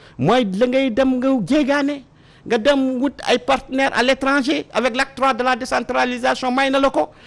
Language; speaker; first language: Wolof; non-native, local second language; Fula